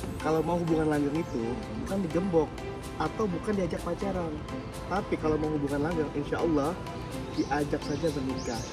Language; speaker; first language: Indonesian; native; Indonesian